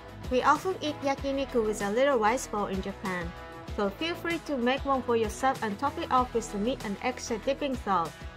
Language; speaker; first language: English; non-native, fluent; Japanese